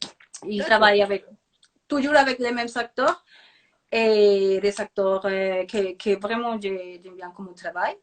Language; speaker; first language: French; non-native, fluent; Spanish